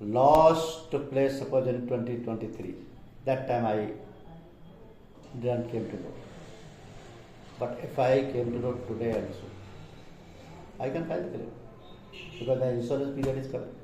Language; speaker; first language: English; non-native, local second language; Hindi